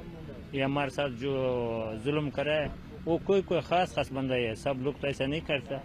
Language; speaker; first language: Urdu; non-native, fluent; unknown